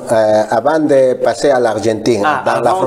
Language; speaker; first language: French; non-native, learner; Spanish